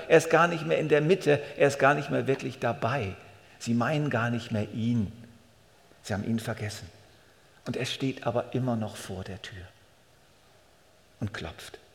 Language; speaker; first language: German; native; German